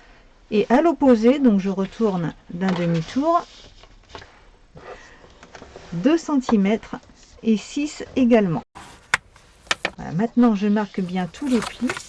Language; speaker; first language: French; native; French